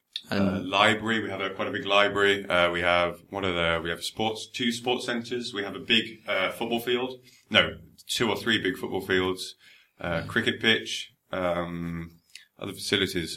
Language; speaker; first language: English; native; English